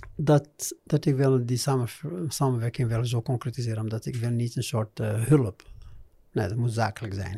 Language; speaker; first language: Dutch; non-native, fluent; Arabic